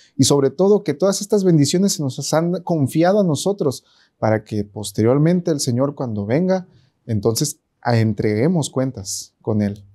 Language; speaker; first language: Spanish; native; Spanish